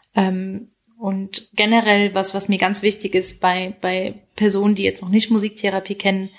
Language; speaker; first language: German; native; German